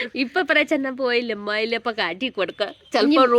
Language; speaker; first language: Malayalam; non-native, learner; Hindi